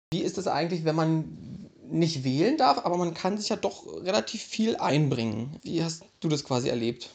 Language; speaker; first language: German; native; German